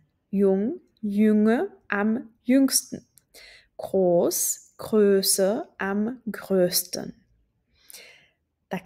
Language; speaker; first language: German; non-native, fluent; Czech